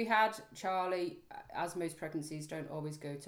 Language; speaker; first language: English; native; English